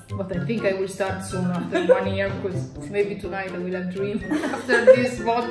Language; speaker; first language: English; non-native, fluent; Italian